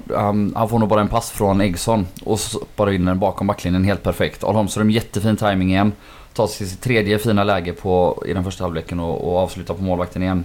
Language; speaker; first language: Swedish; native; Swedish